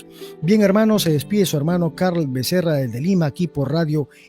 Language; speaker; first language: Spanish; native; Spanish